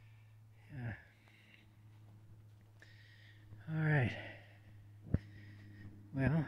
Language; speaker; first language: English; native; English